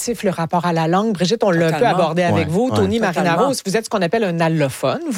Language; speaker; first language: French; native; French